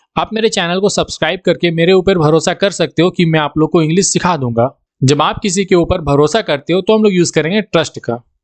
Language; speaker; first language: Hindi; native; Hindi